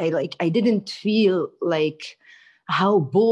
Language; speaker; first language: English; non-native, fluent; Hebrew